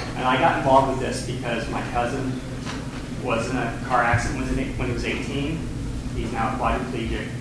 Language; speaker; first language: English; native; English